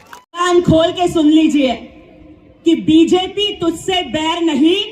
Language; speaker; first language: Hindi; non-native, local second language; Marathi